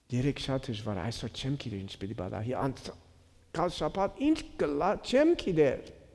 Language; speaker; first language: Armenian; native; Armenian